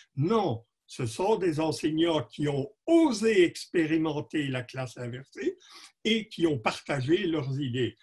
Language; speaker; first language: French; native; French